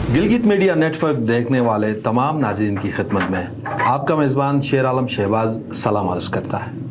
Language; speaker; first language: Urdu; non-native, local second language; Shina